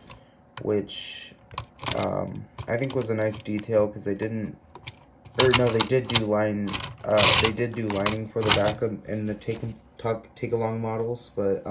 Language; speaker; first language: English; native; English